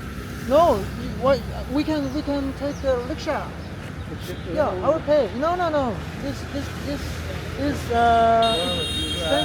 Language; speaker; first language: English; non-native, learner; Korean